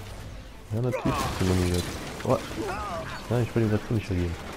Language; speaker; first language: German; native; German